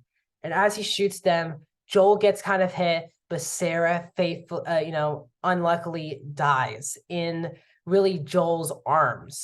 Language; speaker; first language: English; native; English